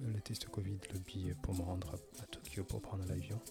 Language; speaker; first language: French; native; French